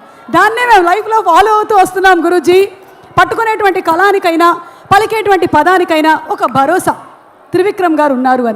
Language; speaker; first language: Telugu; native; Telugu